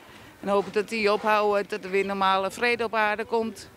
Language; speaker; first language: Dutch; native; Dutch